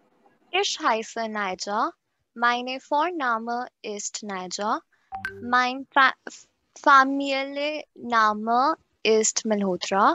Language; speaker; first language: German; non-native, learner; Hindi